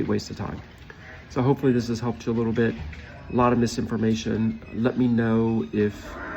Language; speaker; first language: English; native; English